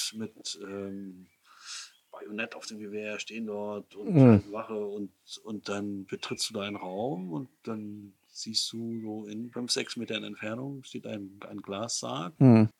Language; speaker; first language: German; native; German